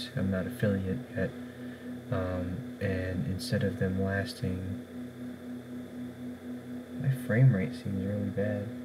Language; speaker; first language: English; native; English